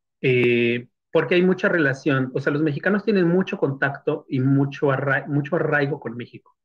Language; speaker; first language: Spanish; native; Spanish